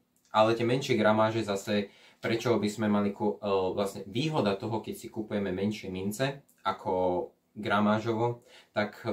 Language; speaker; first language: Slovak; native; Slovak